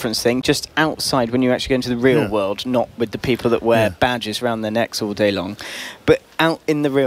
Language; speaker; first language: English; native; English